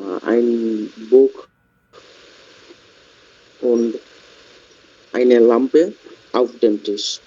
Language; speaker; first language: German; non-native, learner; Bangla